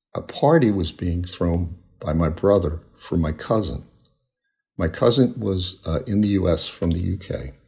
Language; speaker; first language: English; native; English